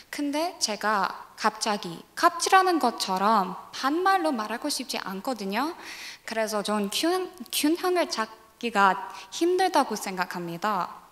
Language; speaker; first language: Korean; non-native, learner; English